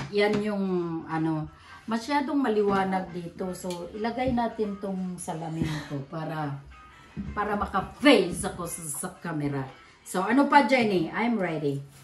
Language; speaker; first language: Filipino; non-native, local second language; Cebuano